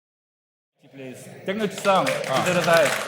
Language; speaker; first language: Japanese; non-native, fluent; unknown